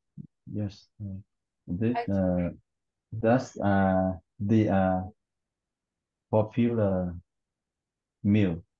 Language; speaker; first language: English; non-native, learner; Vietnamese